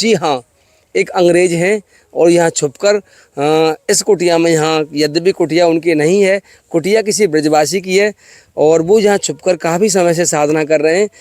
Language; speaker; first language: Hindi; native; Hindi